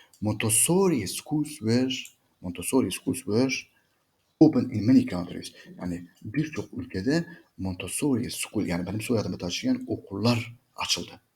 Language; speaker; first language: Turkish; native; Turkish